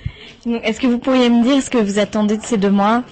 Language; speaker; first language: French; native; French